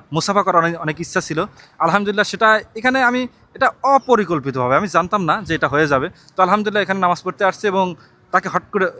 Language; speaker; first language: Bangla; native; Bangla